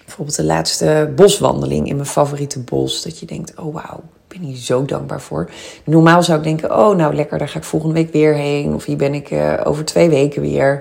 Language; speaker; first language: Dutch; native; Dutch